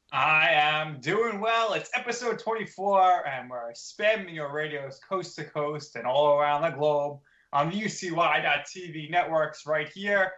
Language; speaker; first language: English; native; English